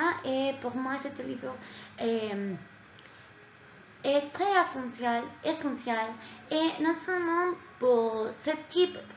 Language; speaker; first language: French; non-native, learner; Spanish